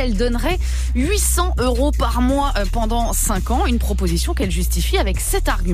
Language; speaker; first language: French; native; French